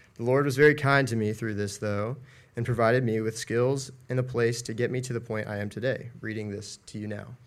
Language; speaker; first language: English; native; English